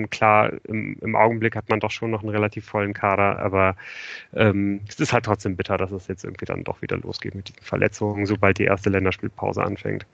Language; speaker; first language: German; native; German